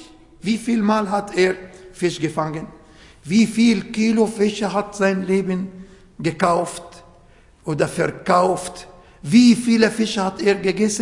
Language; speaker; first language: German; non-native, learner; Arabic